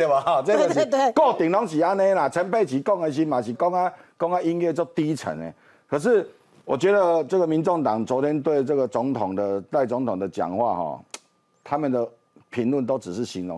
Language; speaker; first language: Chinese; native; Chinese